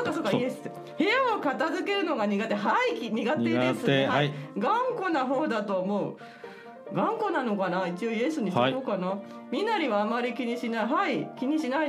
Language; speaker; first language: Japanese; native; Japanese